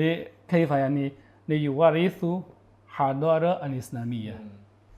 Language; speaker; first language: Arabic; non-native, learner; Chinese